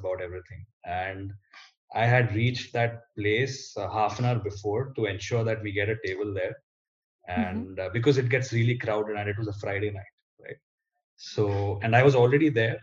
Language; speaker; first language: English; non-native, local second language; Kannada